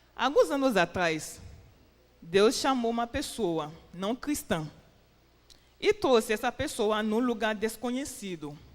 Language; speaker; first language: Portuguese; non-native, fluent; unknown